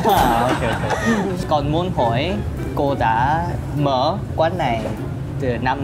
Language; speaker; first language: Vietnamese; non-native, fluent; Korean